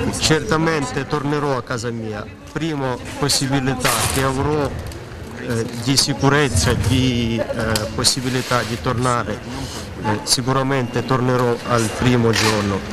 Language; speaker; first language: Italian; non-native, learner; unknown